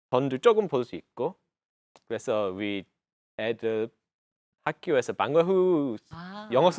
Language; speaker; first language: Korean; non-native, fluent; English